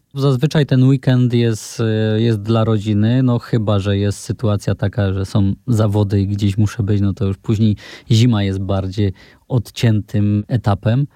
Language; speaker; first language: Polish; native; Polish